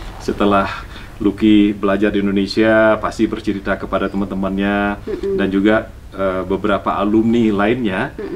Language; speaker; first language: Indonesian; native; Indonesian